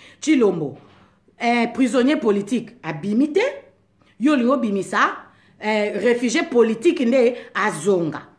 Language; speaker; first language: French; non-native, local second language; Lingala